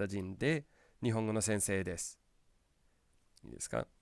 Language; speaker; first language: Japanese; non-native, fluent; English